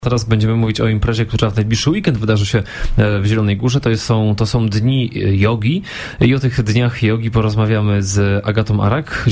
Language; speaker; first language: Polish; native; Polish